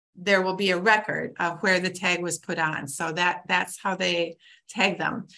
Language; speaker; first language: English; native; English